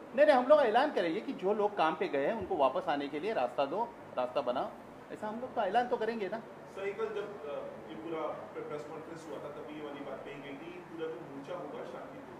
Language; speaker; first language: Hindi; non-native, local second language; Marathi